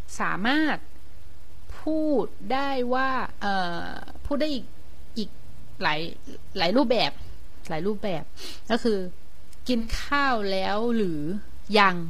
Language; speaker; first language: Thai; non-native, fluent; Chinese